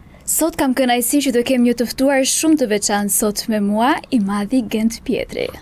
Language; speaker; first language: Albanian; native; Albanian